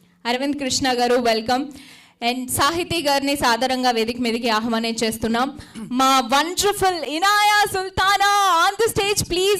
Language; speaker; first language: Telugu; native; Telugu